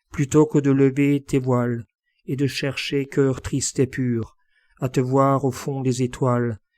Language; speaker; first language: French; native; French